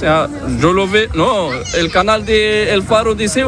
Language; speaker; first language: Spanish; non-native, learner; Arabic